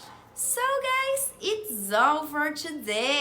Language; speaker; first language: English; non-native, fluent; Portuguese